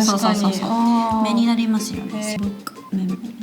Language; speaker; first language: Japanese; non-native, fluent; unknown